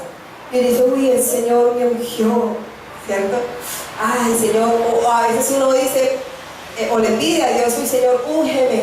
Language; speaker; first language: Spanish; native; Spanish